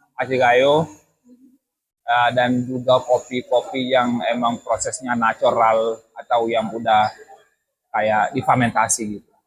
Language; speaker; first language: Indonesian; non-native, fluent; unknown